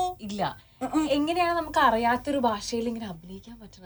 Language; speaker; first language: Malayalam; native; Malayalam